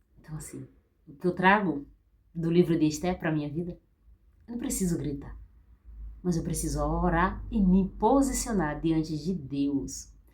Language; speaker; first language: Portuguese; native; Portuguese